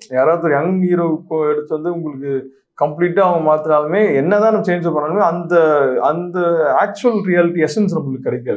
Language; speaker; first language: Tamil; native; Tamil